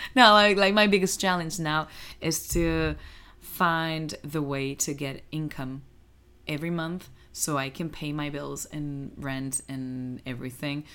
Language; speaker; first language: English; non-native, fluent; Spanish